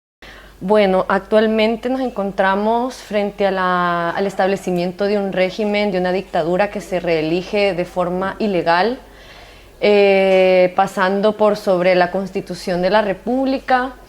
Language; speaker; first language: Spanish; native; Spanish